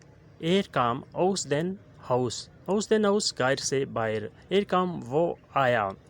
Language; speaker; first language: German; non-native, learner; Urdu